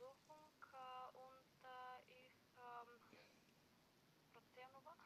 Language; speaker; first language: German; non-native, learner; Macedonian